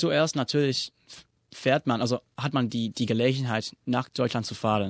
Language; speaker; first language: German; non-native, fluent; English